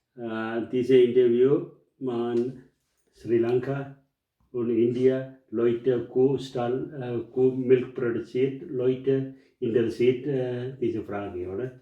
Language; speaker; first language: German; non-native, learner; Tamil